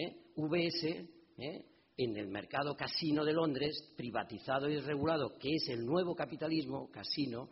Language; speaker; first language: Spanish; native; Spanish